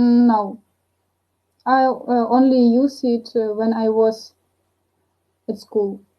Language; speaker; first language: English; non-native, learner; Russian